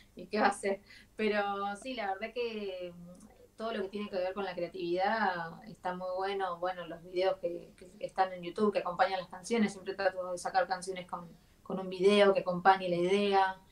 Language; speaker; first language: Spanish; native; Spanish